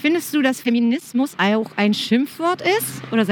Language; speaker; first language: German; native; German